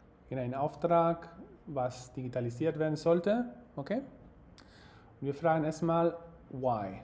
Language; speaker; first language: German; non-native, fluent; Spanish